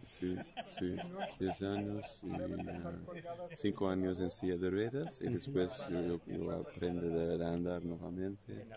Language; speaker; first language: Spanish; non-native, fluent; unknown